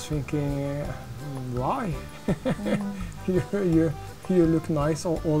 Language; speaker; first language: English; non-native, fluent; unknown